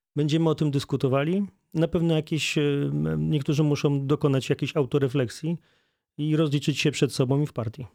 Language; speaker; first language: Polish; native; Polish